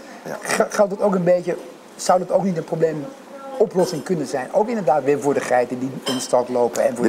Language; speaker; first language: Dutch; native; Dutch